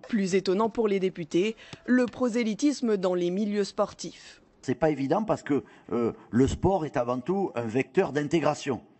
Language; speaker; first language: French; native; French